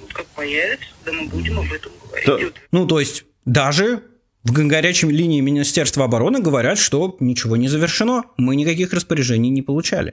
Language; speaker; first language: Russian; native; Russian